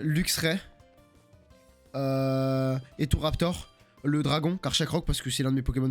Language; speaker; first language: French; native; French